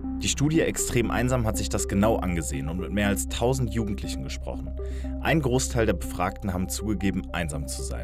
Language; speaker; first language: German; native; German